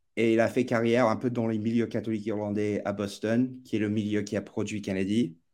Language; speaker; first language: French; non-native, fluent; English